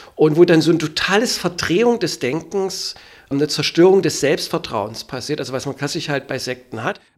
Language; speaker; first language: German; native; German